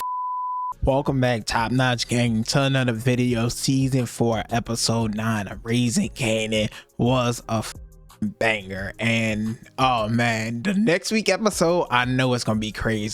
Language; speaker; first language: English; native; English